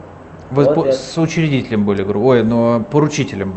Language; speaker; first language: Russian; native; Russian